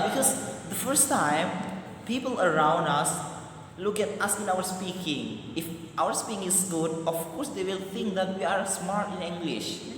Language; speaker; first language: English; non-native, learner; Madurese